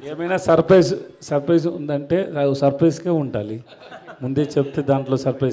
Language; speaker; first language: Telugu; non-native, learner; Tamil